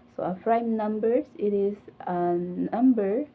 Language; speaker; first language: English; non-native, local second language; Filipino